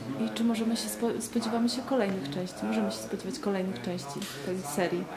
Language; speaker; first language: Polish; native; Polish